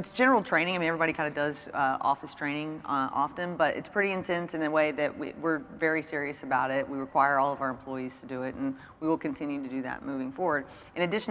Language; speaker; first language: English; native; English